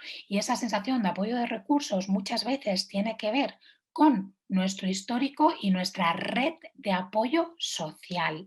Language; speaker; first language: Spanish; native; Spanish